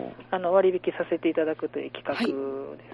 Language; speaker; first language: Japanese; native; Japanese